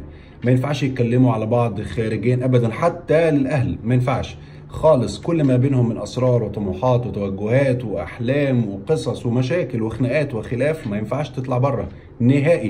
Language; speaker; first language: Arabic; native; Arabic